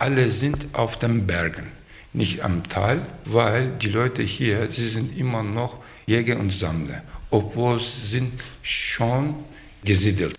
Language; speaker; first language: German; non-native, learner; Turkish